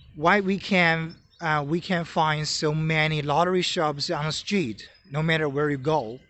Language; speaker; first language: English; non-native, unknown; Chinese